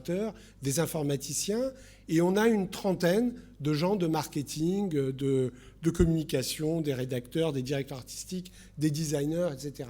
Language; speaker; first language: French; native; French